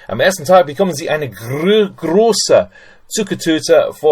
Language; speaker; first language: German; non-native, fluent; English